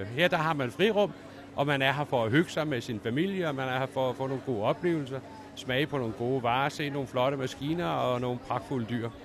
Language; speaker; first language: Danish; native; Danish